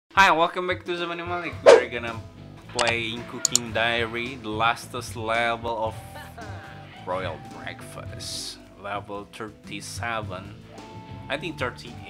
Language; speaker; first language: English; non-native, learner; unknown